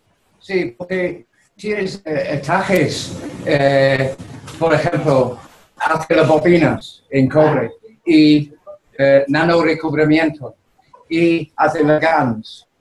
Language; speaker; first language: Spanish; non-native, learner; English